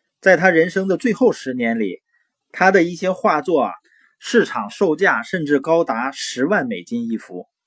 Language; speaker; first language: Chinese; native; Chinese